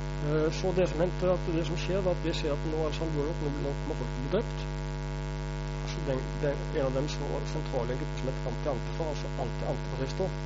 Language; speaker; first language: Norwegian; native; Norwegian